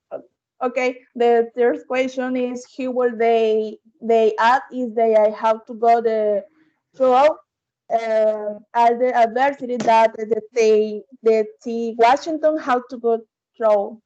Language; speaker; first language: English; non-native, learner; Spanish